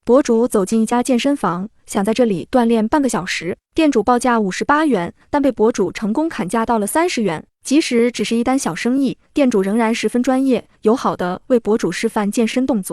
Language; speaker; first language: Chinese; native; Chinese